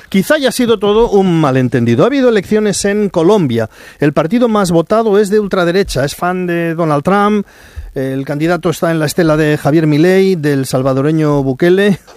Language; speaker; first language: Spanish; native; Spanish